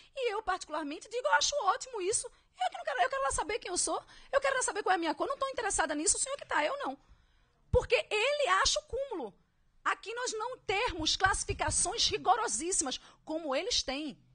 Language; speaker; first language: Portuguese; native; Portuguese